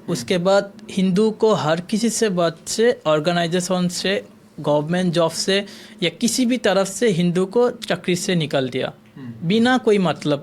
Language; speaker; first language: Hindi; non-native, learner; Bangla